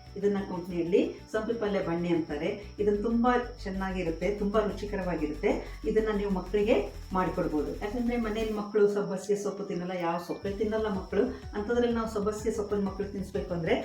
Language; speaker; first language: Kannada; non-native, local second language; Konkani